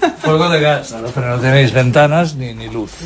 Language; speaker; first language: Spanish; native; Spanish